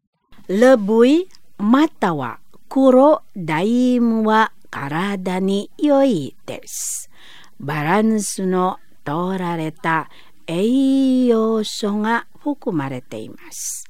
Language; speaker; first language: Japanese; non-native, fluent; Indonesian